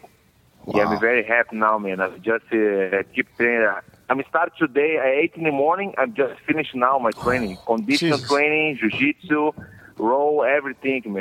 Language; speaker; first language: English; non-native, learner; Portuguese